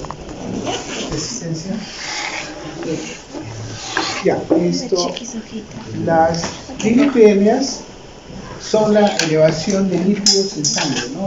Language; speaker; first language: Spanish; native; Spanish